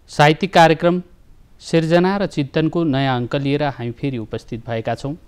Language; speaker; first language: Nepali; native; Nepali